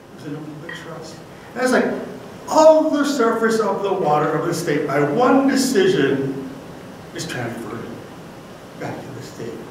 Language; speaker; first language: English; native; English